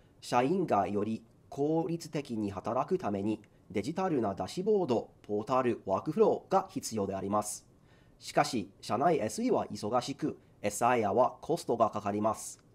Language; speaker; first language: Japanese; non-native, fluent; English